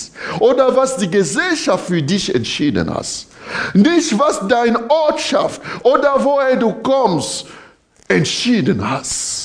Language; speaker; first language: German; non-native, fluent; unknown